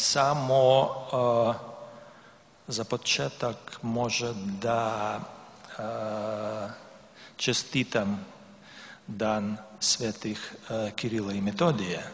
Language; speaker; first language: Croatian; non-native, learner; Russian